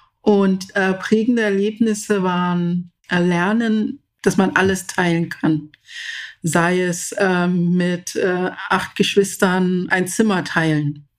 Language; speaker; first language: German; early bilingual, other home language; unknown